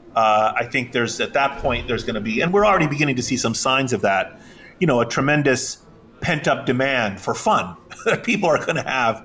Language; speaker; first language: English; early bilingual, other home language; Greek